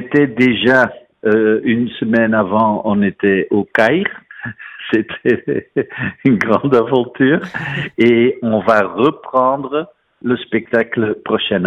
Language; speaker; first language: French; non-native, fluent; Dutch